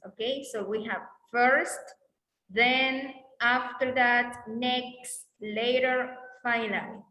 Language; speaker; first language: English; non-native, learner; Spanish